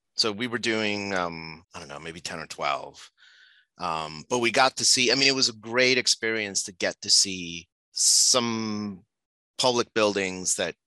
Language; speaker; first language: English; non-native, fluent; Spanish